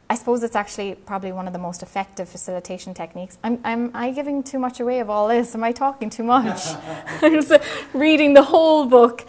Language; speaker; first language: English; native; English